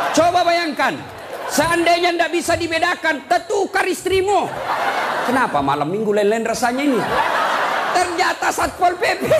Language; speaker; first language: Indonesian; native; Indonesian